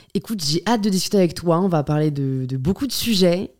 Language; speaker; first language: French; native; French